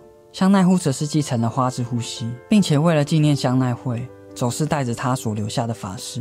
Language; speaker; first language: Chinese; native; Chinese